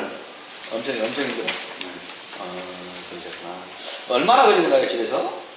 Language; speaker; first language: Korean; native; Korean